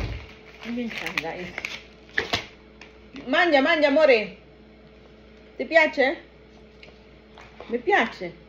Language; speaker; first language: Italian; non-native, learner; Filipino